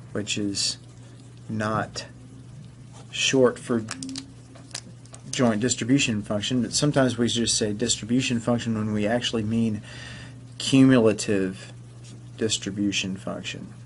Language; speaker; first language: English; native; English